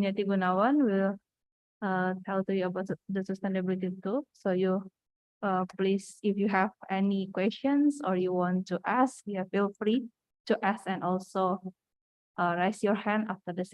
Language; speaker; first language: English; non-native, fluent; Indonesian